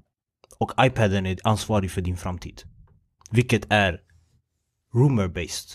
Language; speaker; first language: Swedish; early bilingual, other home language; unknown